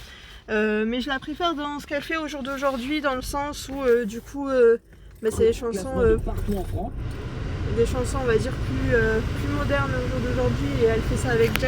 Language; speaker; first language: French; native; French